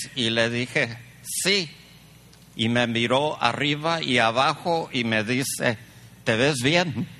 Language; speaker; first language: Spanish; early bilingual, heritage; Spanish